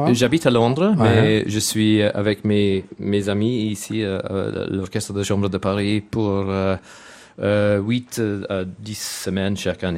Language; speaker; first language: French; non-native, learner; English